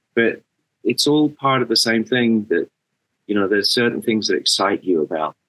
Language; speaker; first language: English; native; English